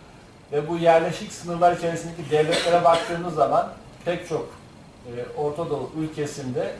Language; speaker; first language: Turkish; native; Turkish